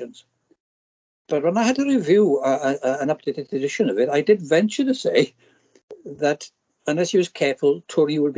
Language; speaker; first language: English; non-native, local second language; Welsh